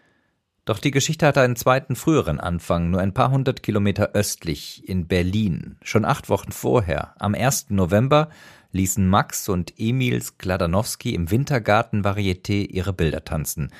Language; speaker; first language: German; native; German